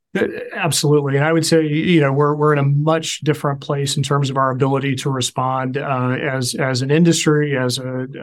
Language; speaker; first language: English; native; English